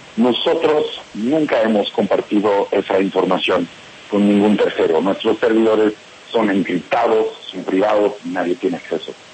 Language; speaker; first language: Spanish; non-native, fluent; English